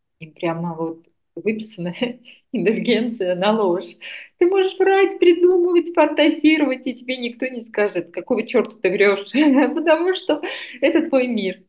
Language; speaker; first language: Russian; non-native, local second language; Armenian